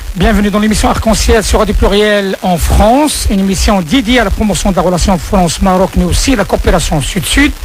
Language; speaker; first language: French; non-native, local second language; Arabic